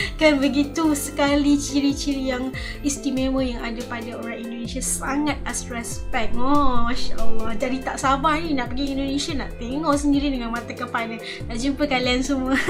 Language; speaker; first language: Malay; native; Malay